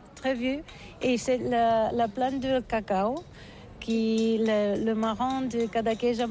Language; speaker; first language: French; non-native, learner; Catalan